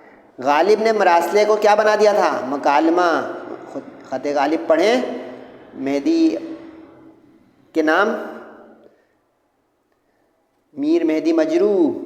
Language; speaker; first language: Urdu; native; Urdu